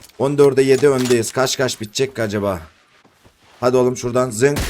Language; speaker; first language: Turkish; native; Turkish